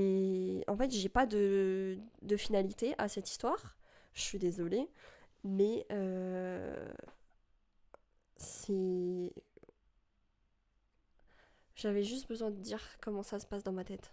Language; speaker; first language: French; native; French